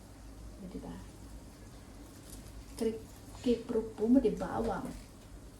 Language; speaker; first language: Italian; non-native, learner; Filipino